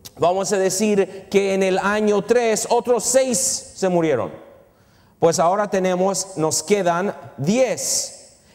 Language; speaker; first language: Spanish; early bilingual, heritage; Spanish